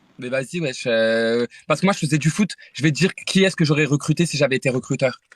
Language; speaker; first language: French; native; French